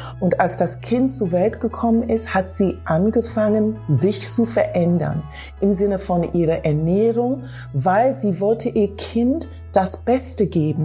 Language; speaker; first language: German; non-native, fluent; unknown